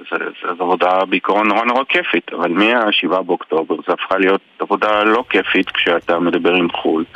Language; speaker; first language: Hebrew; native; Hebrew